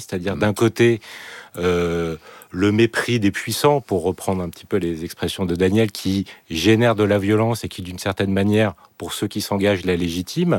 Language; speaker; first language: French; native; French